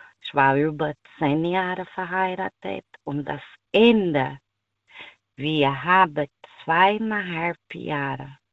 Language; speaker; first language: German; non-native, learner; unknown